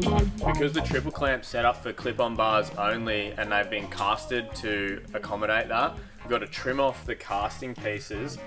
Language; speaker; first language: English; native; English